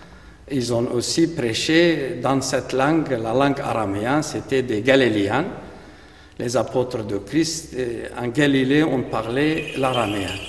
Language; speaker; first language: French; non-native, fluent; Aramaic